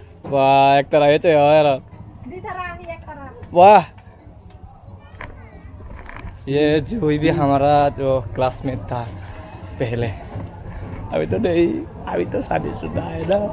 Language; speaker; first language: Hindi; non-native, local second language; Chakma